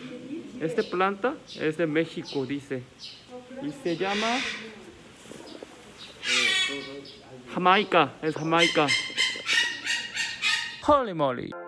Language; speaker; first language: Spanish; non-native, learner; Korean